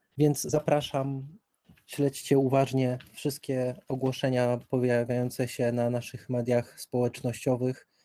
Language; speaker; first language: Polish; native; Polish